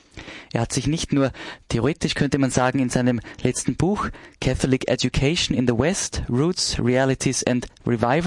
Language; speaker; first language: German; native; German